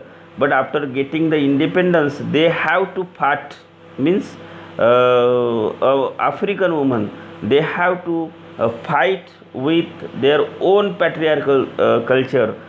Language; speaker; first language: English; non-native, local second language; Marathi